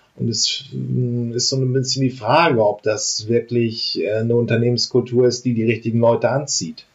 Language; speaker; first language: German; native; German